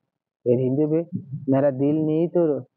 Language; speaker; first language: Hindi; non-native, learner; Bangla